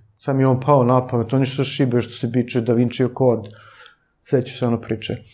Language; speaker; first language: Serbian; native; Serbian